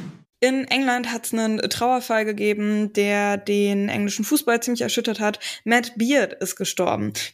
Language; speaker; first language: German; native; German